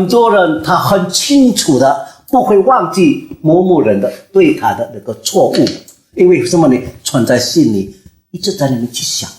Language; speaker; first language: Chinese; early bilingual, heritage; Chinese